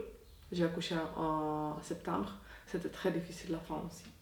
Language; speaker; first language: French; non-native, fluent; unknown